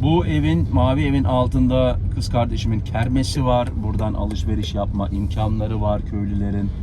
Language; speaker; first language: Turkish; native; Turkish